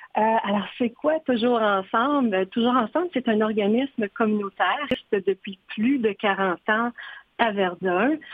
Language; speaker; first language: French; native; French